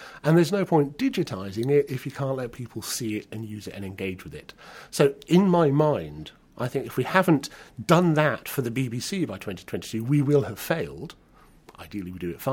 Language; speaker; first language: English; native; English